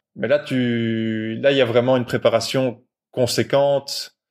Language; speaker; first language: French; native; French